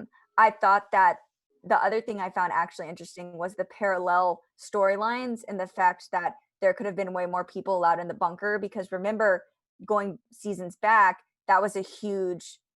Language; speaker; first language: English; native; English